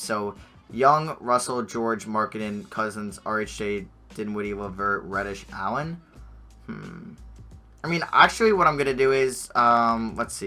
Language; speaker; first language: English; native; English